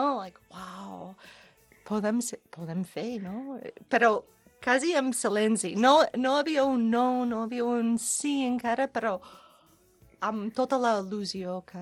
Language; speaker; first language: Catalan; non-native, learner; English